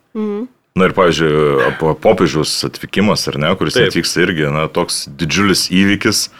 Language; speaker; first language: Lithuanian; native; Lithuanian